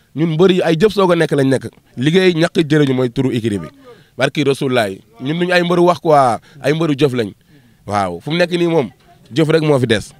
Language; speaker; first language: Wolof; non-native, local second language; Fula